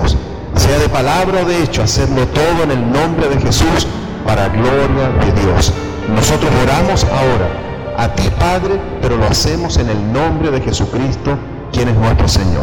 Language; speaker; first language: Spanish; native; Spanish